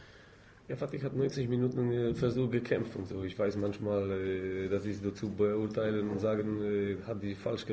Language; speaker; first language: German; non-native, fluent; Polish